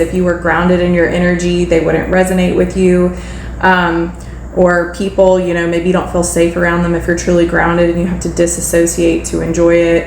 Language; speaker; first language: English; native; English